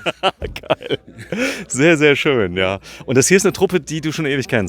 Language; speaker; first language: German; native; German